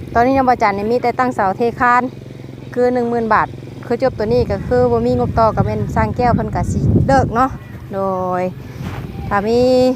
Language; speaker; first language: Thai; native; Thai